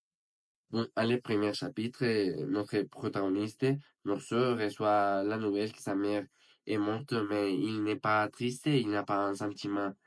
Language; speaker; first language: French; non-native, learner; Spanish